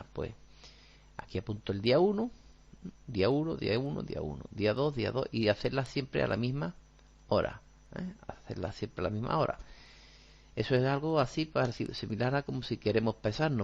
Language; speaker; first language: Spanish; native; Spanish